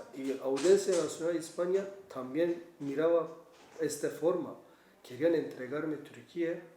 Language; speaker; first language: Spanish; non-native, learner; Kurdish